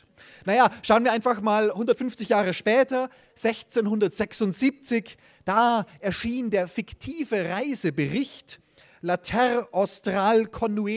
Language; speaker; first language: German; native; German